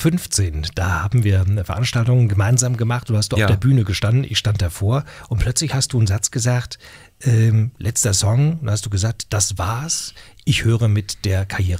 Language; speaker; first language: German; native; German